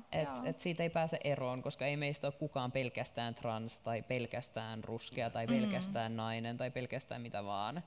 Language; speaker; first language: Finnish; native; Finnish